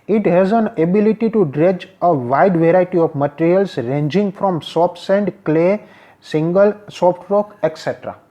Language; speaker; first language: English; non-native, local second language; Gujarati